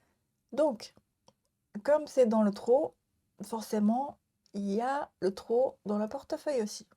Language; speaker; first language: French; non-native, learner; Japanese